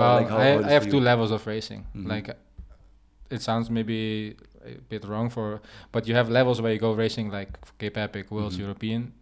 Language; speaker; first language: English; non-native, fluent; Dutch